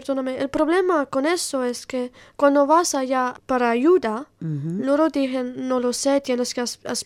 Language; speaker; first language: Spanish; non-native, learner; Italian